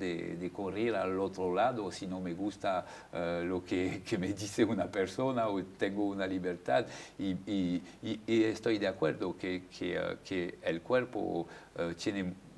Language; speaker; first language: Spanish; non-native, fluent; French